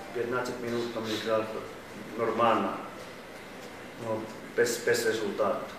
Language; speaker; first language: Russian; non-native, learner; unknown